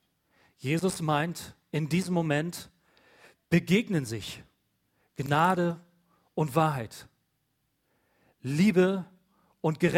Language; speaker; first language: German; native; German